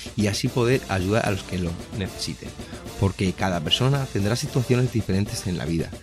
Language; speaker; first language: Spanish; native; Spanish